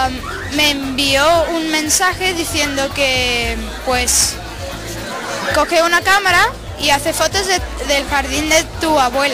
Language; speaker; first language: Spanish; early bilingual, other home language; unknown